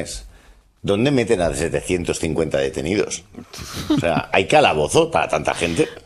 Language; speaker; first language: Spanish; native; Spanish